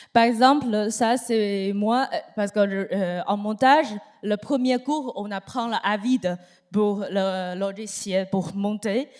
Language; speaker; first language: French; non-native, learner; Chinese